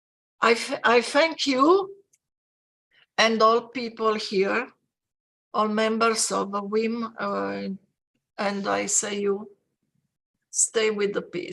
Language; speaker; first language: English; non-native, fluent; Italian